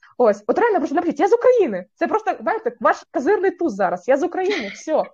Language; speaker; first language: Ukrainian; native; Ukrainian